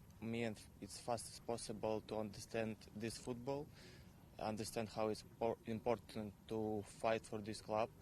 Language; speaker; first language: English; non-native, learner; Ukrainian